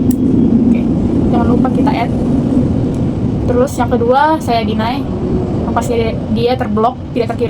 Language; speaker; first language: Indonesian; native; Indonesian